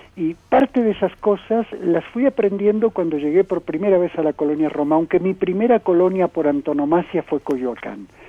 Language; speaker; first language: Spanish; native; Spanish